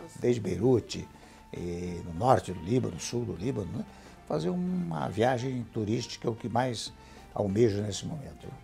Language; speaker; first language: Portuguese; early bilingual, other home language; Arabic